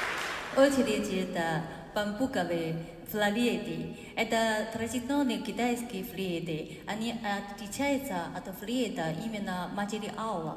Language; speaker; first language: Russian; non-native, learner; Chinese